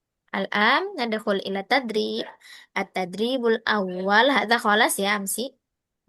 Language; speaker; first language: Arabic; non-native, fluent; Indonesian